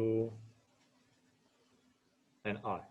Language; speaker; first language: English; non-native, fluent; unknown